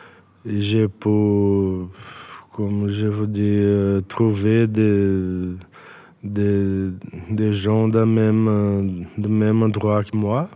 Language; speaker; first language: French; non-native, learner; Portuguese